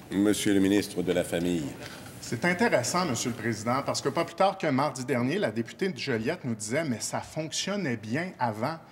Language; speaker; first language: French; native; French